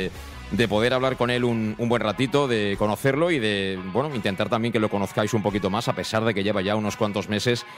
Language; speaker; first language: Spanish; native; Spanish